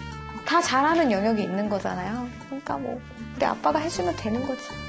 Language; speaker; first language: Korean; native; Korean